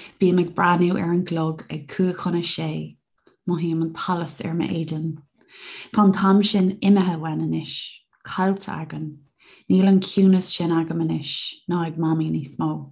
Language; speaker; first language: Irish; native; Irish